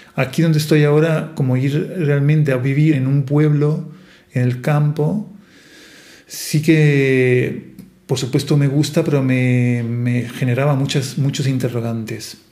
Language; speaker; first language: Spanish; non-native, fluent; Italian